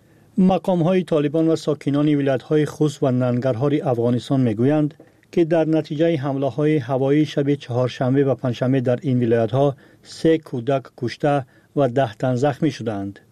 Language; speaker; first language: Persian; native; Persian